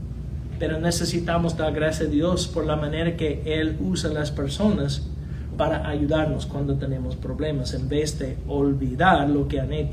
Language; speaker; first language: Spanish; non-native, fluent; English